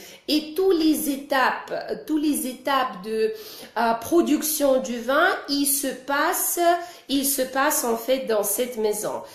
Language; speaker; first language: French; non-native, fluent; Russian